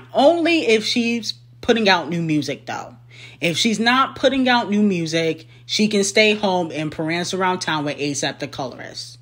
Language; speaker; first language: English; native; English